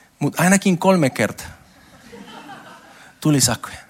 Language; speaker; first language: Finnish; non-native, learner; Spanish